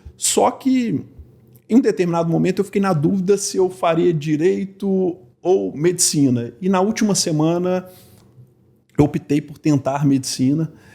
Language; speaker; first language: Portuguese; native; Portuguese